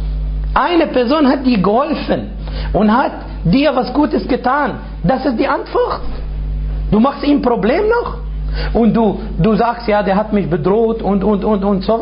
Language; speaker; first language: German; non-native, fluent; Arabic